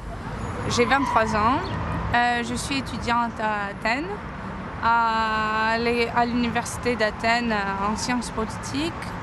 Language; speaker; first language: French; non-native, fluent; Greek